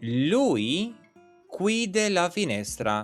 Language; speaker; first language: Italian; non-native, learner; Albanian